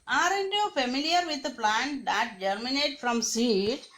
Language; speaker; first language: English; non-native, local second language; Malayalam